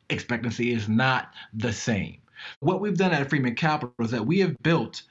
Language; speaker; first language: English; native; English